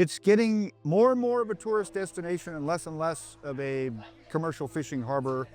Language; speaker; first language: English; native; English